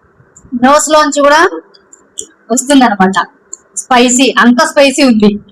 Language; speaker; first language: Telugu; native; Telugu